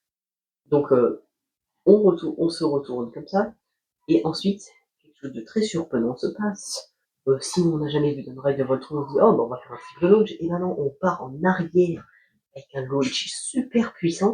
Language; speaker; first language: French; native; French